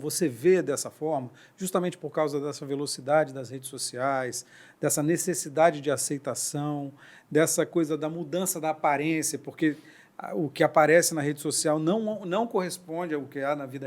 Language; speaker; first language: Portuguese; native; Portuguese